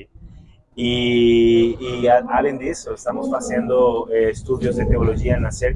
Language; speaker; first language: Portuguese; non-native, learner; Spanish